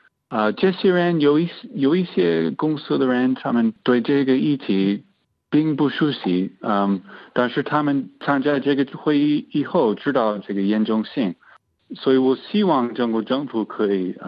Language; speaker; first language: Chinese; non-native, fluent; English